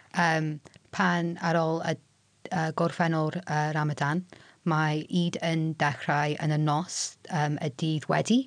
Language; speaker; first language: Welsh; non-native, local second language; English